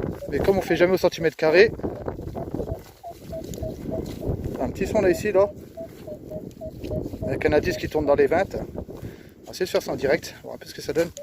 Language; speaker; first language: French; native; French